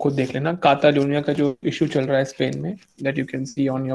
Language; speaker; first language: Hindi; native; Hindi